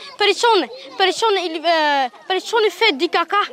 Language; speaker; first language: French; non-native, learner; Malagasy